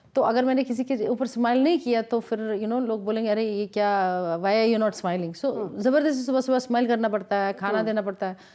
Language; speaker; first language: Hindi; non-native, local second language; Kashmiri